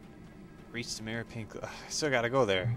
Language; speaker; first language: English; native; English